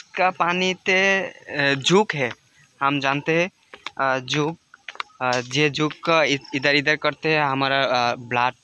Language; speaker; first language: Hindi; non-native, learner; Bangla